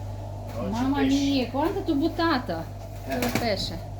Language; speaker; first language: Italian; non-native, learner; Kazakh